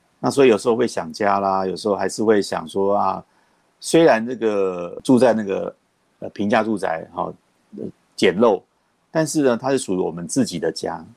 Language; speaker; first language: Chinese; native; Chinese